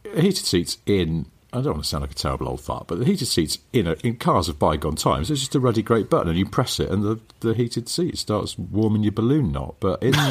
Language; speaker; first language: English; native; English